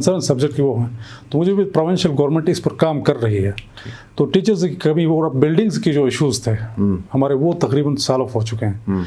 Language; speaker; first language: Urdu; non-native, local second language; Shina